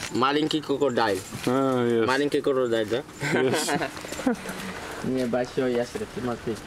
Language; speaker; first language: Russian; non-native, learner; Swahili